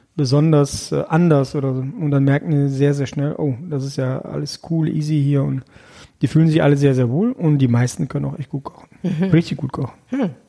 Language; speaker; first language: German; early bilingual, other home language; Russian